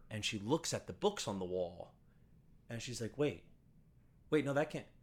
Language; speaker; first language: English; native; English